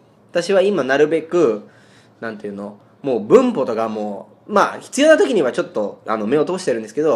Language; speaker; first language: Japanese; non-native, fluent; Spanish